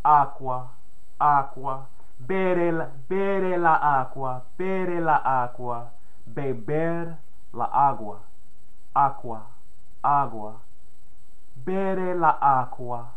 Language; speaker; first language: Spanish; non-native, learner; English